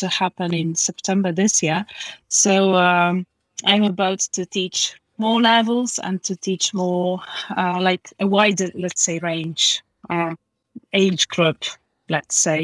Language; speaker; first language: English; non-native, fluent; Polish